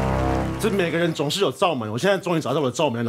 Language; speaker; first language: Chinese; native; Chinese